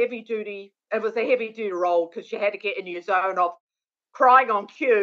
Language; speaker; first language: English; native; English